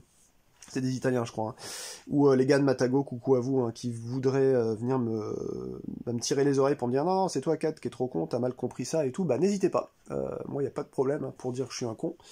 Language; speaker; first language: French; native; French